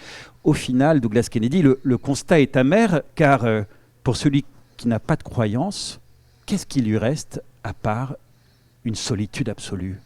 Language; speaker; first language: French; native; French